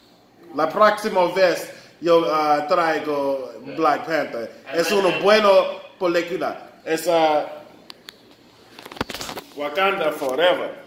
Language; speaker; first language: Spanish; non-native, learner; English